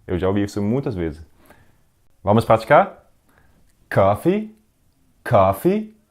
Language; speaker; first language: Portuguese; non-native, fluent; Danish